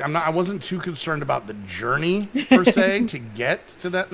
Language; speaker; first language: English; native; English